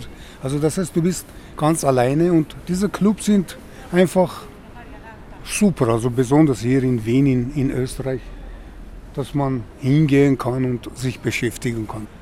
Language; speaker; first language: German; non-native, fluent; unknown